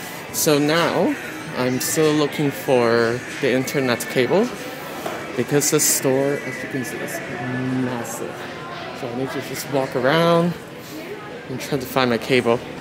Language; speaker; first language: English; non-native, local second language; Cantonese